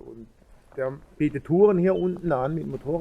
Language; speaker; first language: German; native; German